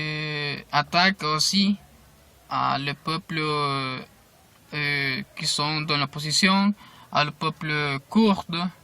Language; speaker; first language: French; non-native, learner; Spanish